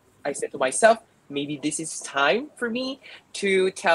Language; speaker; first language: English; non-native, local second language; Malay